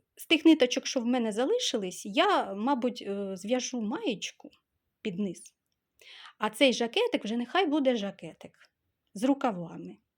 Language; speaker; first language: Ukrainian; non-native, local second language; Russian